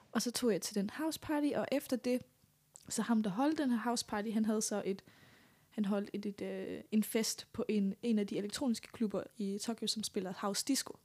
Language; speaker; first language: Danish; native; Danish